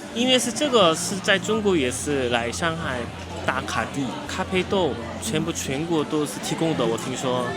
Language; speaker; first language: Chinese; non-native, fluent; Korean